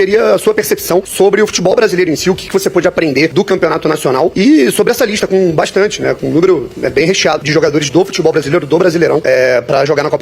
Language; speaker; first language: Portuguese; native; Portuguese